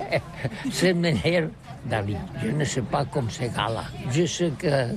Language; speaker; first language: French; non-native, local second language; Catalan